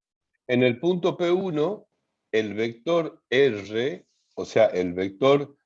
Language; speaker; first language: Spanish; native; Spanish